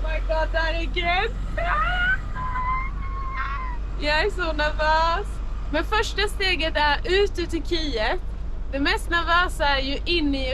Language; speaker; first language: Swedish; native; Swedish